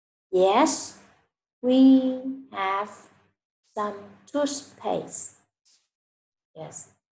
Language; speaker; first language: English; non-native, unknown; Vietnamese